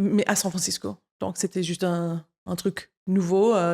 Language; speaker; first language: French; non-native, fluent; English